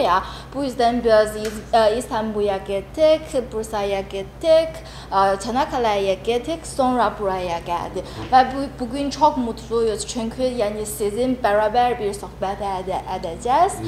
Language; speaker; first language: Turkish; non-native, learner; Chinese